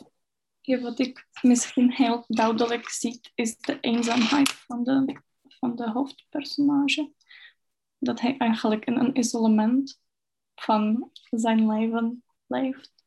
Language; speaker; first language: Dutch; non-native, fluent; Czech